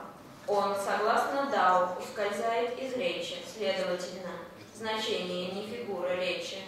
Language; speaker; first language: Russian; native; Russian